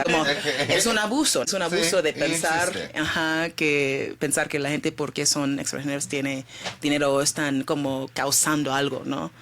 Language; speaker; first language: Spanish; early bilingual, heritage; Spanish